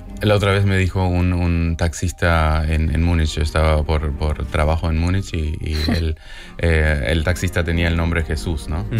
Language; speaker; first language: Spanish; native; Spanish